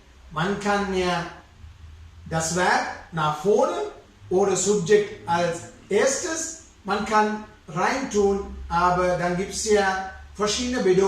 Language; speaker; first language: German; non-native, fluent; Sinhala